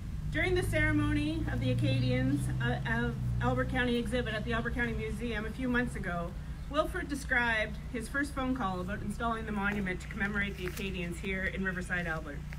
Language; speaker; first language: English; native; English